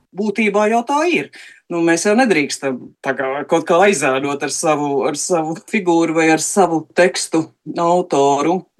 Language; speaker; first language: Latvian; native; Latvian